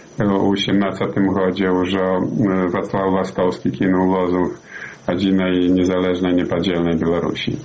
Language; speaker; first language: Polish; non-native, learner; Belarusian